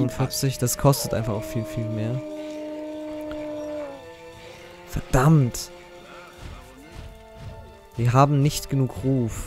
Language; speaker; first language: German; native; German